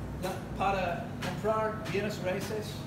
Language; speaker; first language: Spanish; non-native, learner; English